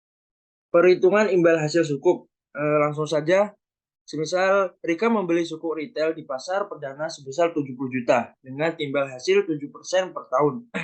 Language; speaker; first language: Indonesian; native; Indonesian